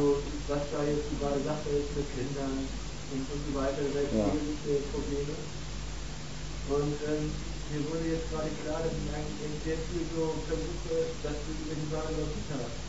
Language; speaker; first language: German; native; German